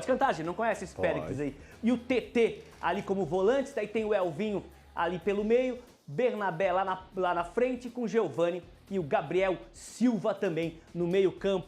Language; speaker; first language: Portuguese; native; Portuguese